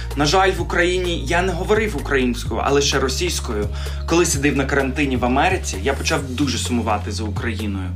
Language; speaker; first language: Ukrainian; non-native, fluent; English